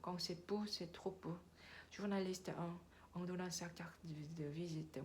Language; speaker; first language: French; non-native, learner; Korean